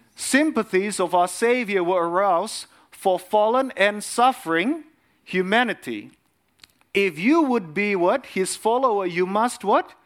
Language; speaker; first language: English; non-native, fluent; Indonesian